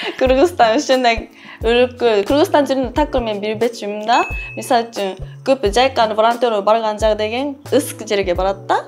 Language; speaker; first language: Kyrgyz; non-native, fluent; Japanese